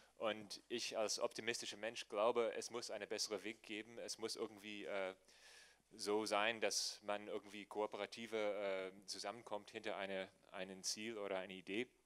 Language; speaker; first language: German; non-native, fluent; English